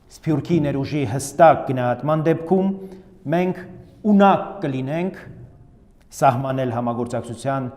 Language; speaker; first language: Armenian; native; Armenian